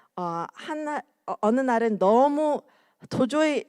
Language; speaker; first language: Korean; early bilingual, heritage; Korean